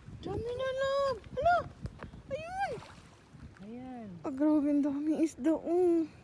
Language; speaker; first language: Filipino; non-native, local second language; Cebuano